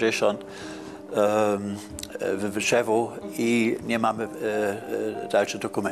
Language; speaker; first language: Polish; non-native, learner; German